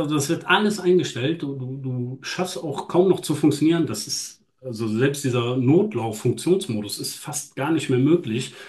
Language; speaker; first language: German; native; German